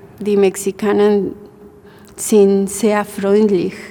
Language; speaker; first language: German; non-native, learner; Spanish